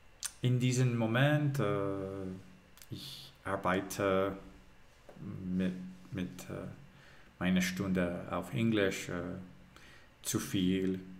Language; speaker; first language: German; non-native, learner; English